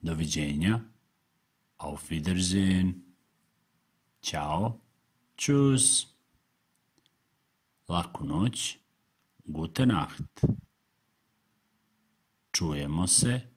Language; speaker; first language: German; non-native, fluent; Serbian